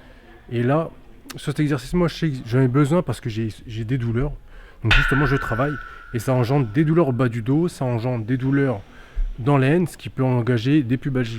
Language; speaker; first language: French; native; French